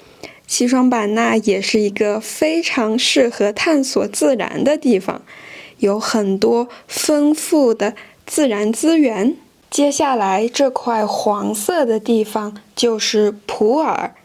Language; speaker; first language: Chinese; non-native, fluent; French